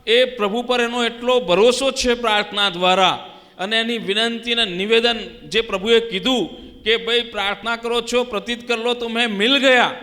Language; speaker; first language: Gujarati; native; Gujarati